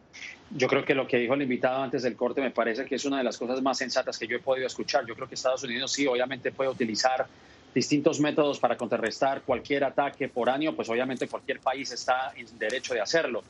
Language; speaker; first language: Spanish; native; Spanish